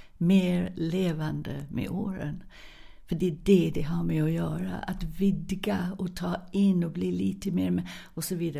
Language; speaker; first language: Swedish; non-native, fluent; English